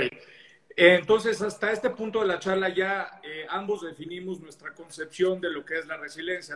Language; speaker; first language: Spanish; native; Spanish